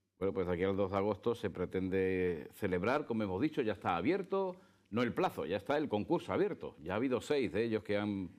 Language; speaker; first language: Spanish; native; Spanish